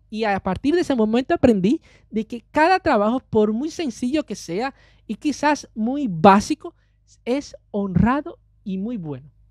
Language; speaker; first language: Spanish; native; Spanish